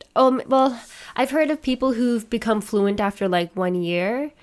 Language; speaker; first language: English; native; English